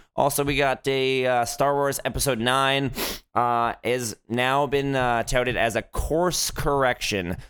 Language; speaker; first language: English; native; English